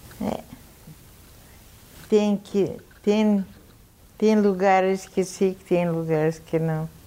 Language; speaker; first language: Portuguese; non-native, fluent; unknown